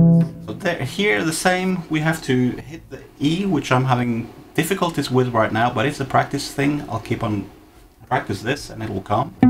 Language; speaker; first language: English; non-native, fluent; Norwegian